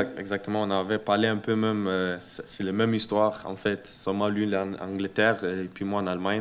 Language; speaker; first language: French; early bilingual, heritage; French